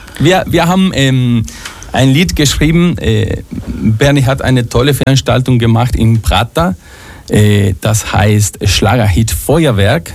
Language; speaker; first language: German; non-native, fluent; Spanish